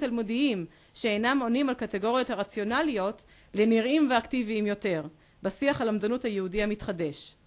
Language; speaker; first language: Hebrew; native; Hebrew